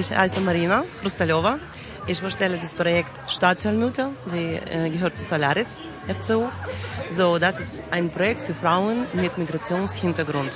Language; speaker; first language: German; non-native, learner; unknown